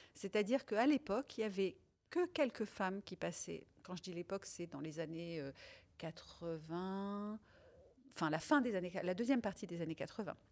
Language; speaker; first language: French; early bilingual, other home language; Italian